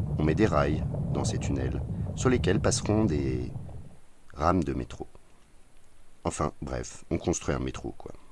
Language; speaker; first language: French; native; French